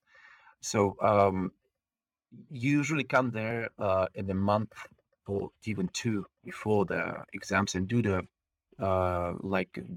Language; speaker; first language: English; non-native, fluent; Bulgarian